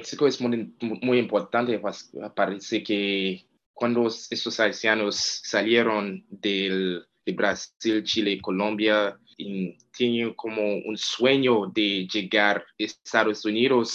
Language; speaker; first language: Spanish; non-native, fluent; Haitian Creole